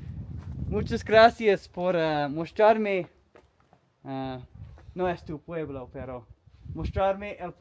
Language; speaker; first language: Spanish; non-native, learner; English